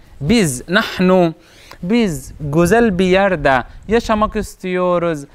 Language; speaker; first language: Turkish; non-native, learner; Arabic